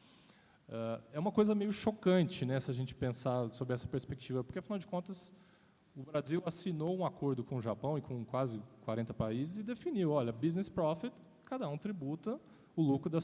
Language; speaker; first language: Portuguese; native; Portuguese